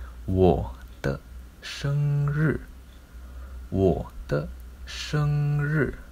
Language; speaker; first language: Chinese; non-native, local second language; Malay